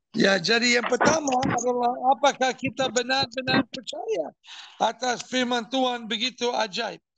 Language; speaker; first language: Indonesian; non-native, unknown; English